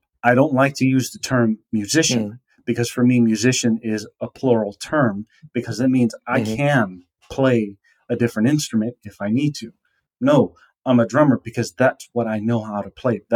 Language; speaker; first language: English; native; English